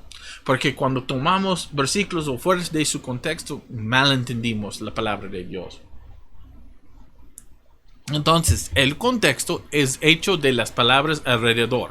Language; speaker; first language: Spanish; non-native, fluent; English